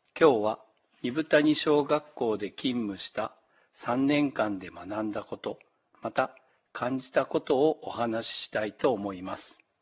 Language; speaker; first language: Japanese; native; Japanese